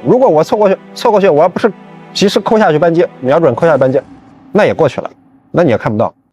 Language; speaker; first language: Chinese; native; Chinese